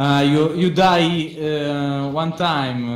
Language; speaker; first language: English; non-native, learner; Italian